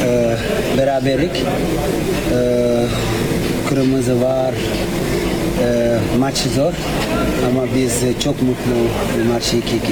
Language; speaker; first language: Turkish; non-native, learner; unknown